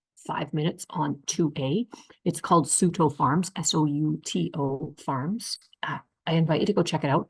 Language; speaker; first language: English; native; English